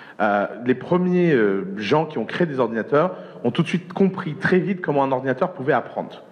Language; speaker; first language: French; native; French